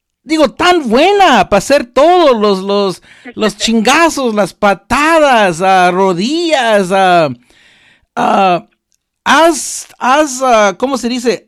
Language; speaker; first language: Spanish; early bilingual, heritage; Spanish